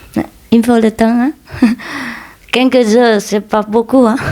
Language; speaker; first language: French; non-native, fluent; Vietnamese